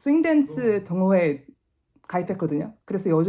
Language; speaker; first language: Korean; non-native, fluent; English